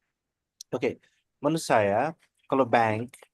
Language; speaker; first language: Indonesian; non-native, learner; Nepali